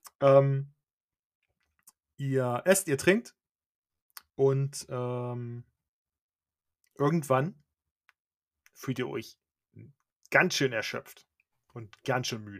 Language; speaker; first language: German; native; German